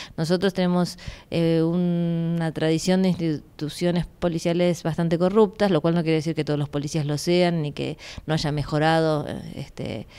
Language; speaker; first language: Spanish; native; Spanish